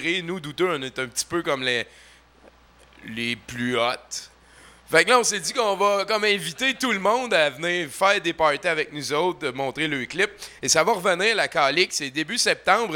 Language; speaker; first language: French; native; French